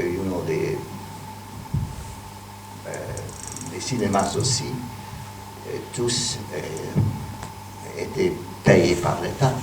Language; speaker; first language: French; non-native, fluent; Hungarian